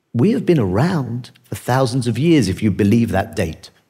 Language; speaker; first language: English; native; English